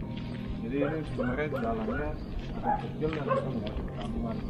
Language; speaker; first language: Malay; non-native, local second language; Balinese